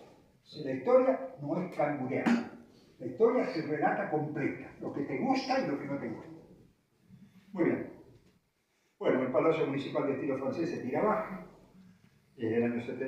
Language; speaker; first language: Spanish; native; Spanish